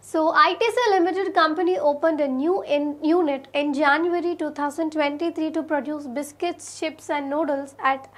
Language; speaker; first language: English; non-native, local second language; Telugu